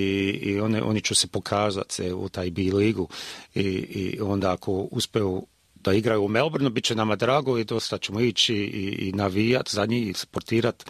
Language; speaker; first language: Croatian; early bilingual, heritage; Croatian